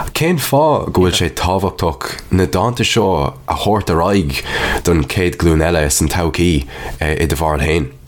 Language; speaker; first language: Irish; non-native, local second language; English